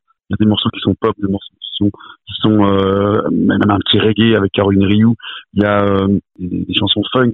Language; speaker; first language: French; native; French